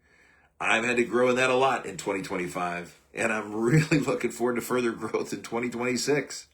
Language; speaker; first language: English; native; English